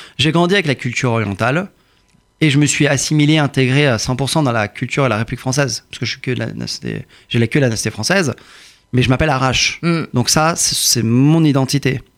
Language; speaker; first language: French; early bilingual, other home language; Persian